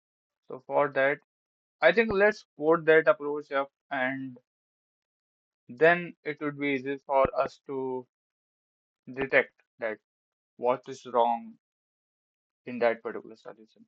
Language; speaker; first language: English; non-native, local second language; Hindi